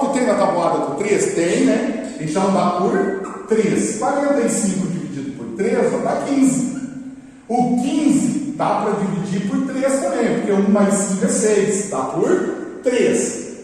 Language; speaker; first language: Portuguese; native; Portuguese